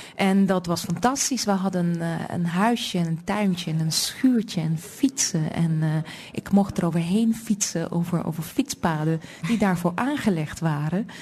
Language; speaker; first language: Dutch; non-native, fluent; Russian